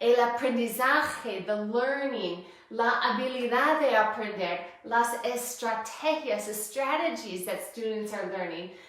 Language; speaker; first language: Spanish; non-native, fluent; English